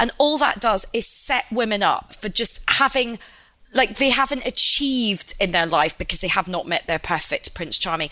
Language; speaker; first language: English; native; English